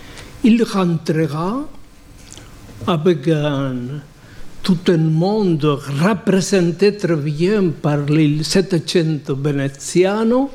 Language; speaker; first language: French; non-native, fluent; Spanish